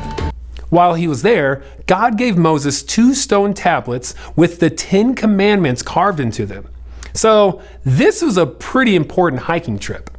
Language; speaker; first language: English; native; English